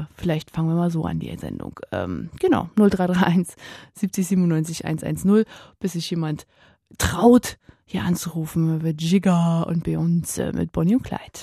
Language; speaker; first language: German; native; German